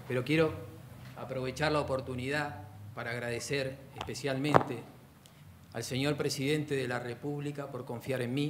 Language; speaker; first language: Spanish; native; Spanish